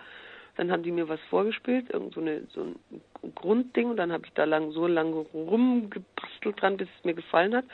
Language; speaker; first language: German; native; German